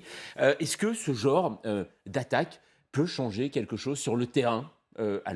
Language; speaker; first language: French; native; French